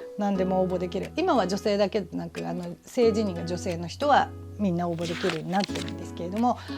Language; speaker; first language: Japanese; native; Japanese